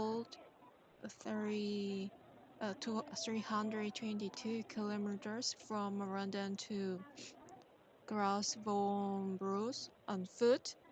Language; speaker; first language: English; non-native, learner; Korean